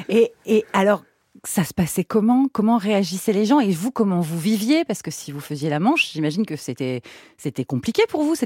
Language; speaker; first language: French; native; French